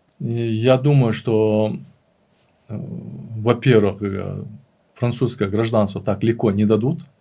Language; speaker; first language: Russian; non-native, local second language; Chechen